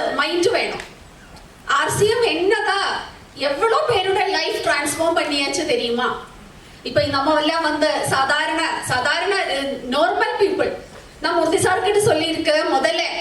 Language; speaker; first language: Tamil; non-native, learner; Malayalam